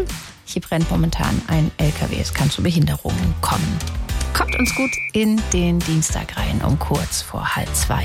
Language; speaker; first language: German; native; German